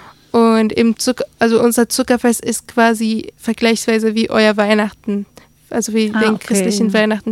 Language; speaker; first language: German; early bilingual, other home language; Arabic